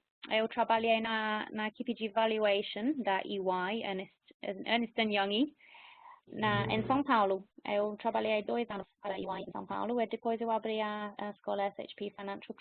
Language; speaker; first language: Portuguese; non-native, fluent; English